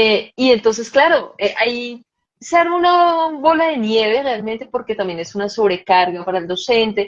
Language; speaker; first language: Spanish; native; Spanish